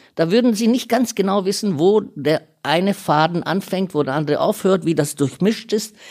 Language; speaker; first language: German; non-native, fluent; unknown